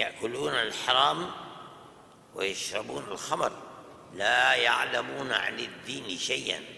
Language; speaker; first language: Arabic; non-native, fluent; Urdu